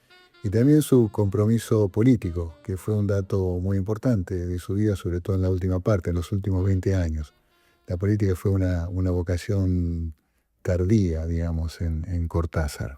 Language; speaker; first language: Spanish; native; Spanish